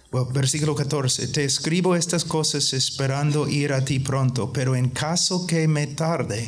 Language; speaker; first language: Spanish; non-native, fluent; English